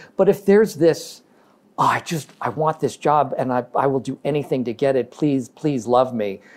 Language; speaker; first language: English; native; English